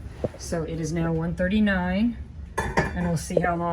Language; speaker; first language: English; native; English